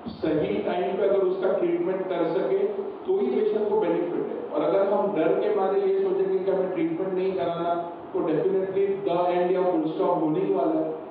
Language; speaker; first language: Hindi; non-native, local second language; Marathi